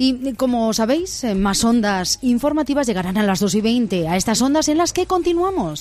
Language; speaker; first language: Spanish; native; Spanish